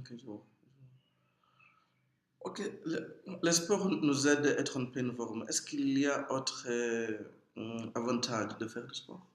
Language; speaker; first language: French; non-native, fluent; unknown